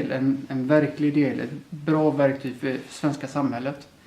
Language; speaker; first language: Swedish; early bilingual, other home language; Somali